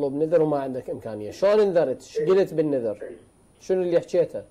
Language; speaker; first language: Arabic; native; Arabic